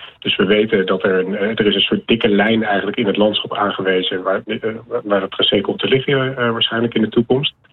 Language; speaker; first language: Dutch; native; Dutch